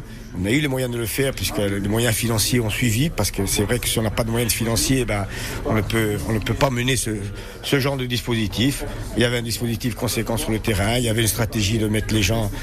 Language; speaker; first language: French; native; French